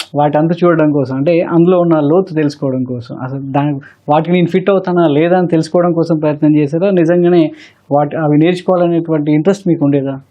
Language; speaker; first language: Telugu; native; Telugu